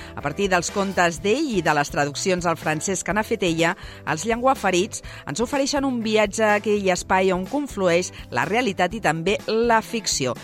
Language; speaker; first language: Catalan; native; Catalan